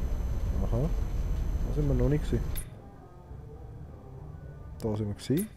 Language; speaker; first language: German; native; German